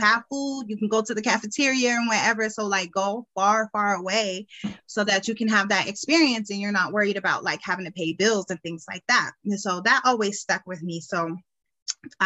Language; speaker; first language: English; native; English